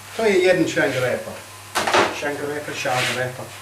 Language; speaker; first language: Bosnian; non-native, learner; English